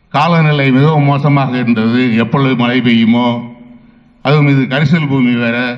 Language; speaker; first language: Tamil; native; Tamil